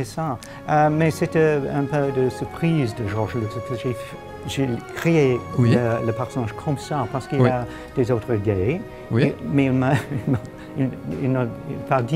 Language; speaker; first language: French; non-native, fluent; English